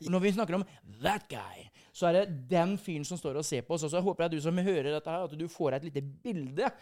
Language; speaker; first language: Norwegian; native; Norwegian